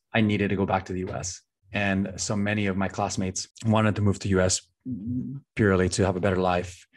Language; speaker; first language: English; non-native, local second language; Filipino